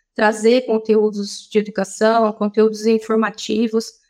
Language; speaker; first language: Portuguese; native; Portuguese